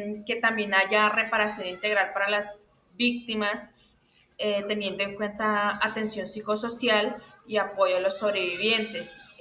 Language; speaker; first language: Spanish; native; Spanish